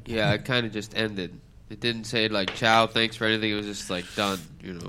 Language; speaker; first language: English; native; English